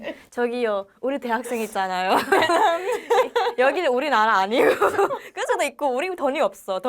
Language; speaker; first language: Korean; non-native, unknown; Indonesian